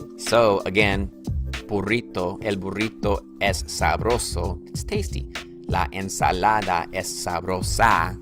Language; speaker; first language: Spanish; non-native, fluent; English